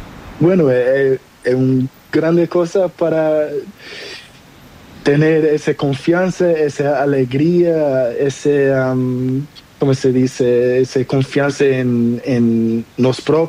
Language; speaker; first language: Spanish; non-native, learner; Portuguese